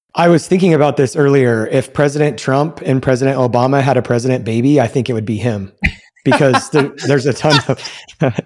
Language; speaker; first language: English; early bilingual, other home language; Spanish